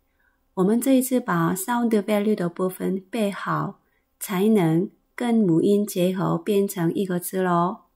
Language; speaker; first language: Chinese; non-native, fluent; Korean